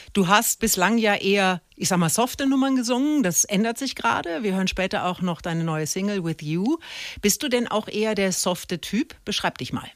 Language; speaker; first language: German; native; German